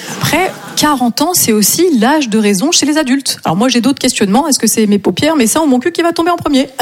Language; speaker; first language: French; native; French